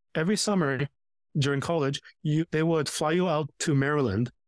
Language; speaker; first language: English; early bilingual, other home language; Filipino